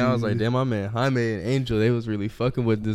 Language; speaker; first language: English; native; English